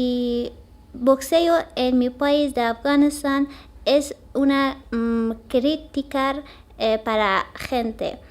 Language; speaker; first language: Spanish; non-native, learner; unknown